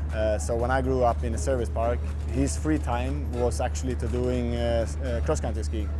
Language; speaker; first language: English; non-native, fluent; Swedish